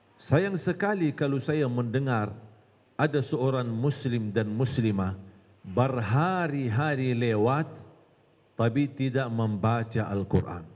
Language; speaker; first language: Indonesian; non-native, fluent; Arabic